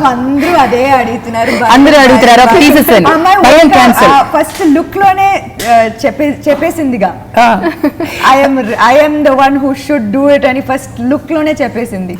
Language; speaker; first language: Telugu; non-native, fluent; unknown